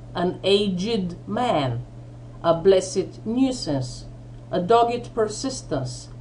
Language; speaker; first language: English; non-native, fluent; Bulgarian